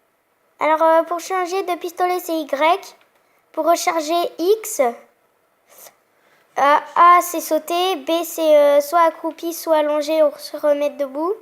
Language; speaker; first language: French; native; French